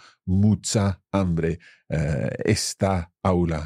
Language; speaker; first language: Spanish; non-native, fluent; English